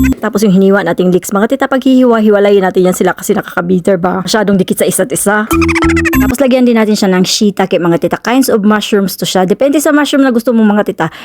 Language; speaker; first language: Filipino; non-native, local second language; Cebuano